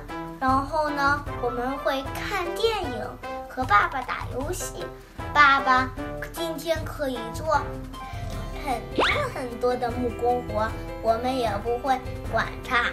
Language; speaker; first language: Chinese; early bilingual, heritage; Chinese